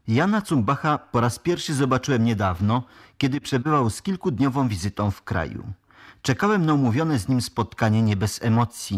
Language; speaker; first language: Polish; native; Polish